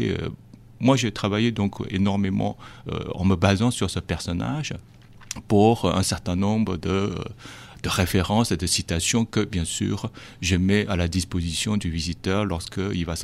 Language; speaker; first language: French; non-native, fluent; Chinese